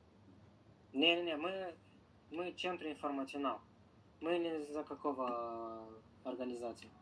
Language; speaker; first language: Russian; non-native, local second language; Romanian